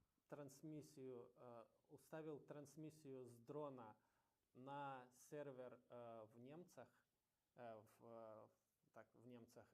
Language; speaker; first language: Polish; non-native, learner; Ukrainian